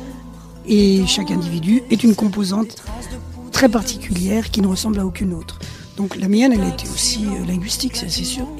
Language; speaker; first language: French; early bilingual, other home language; Spanish